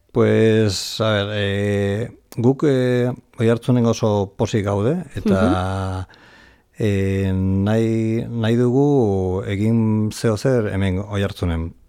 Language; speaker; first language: Basque; non-native, local second language; Spanish